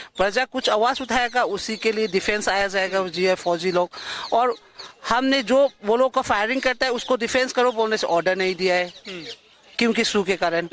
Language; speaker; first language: Hindi; non-native, local second language; Manipuri